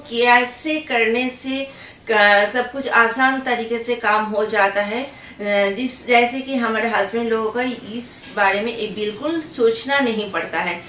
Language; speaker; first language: Hindi; non-native, local second language; Bangla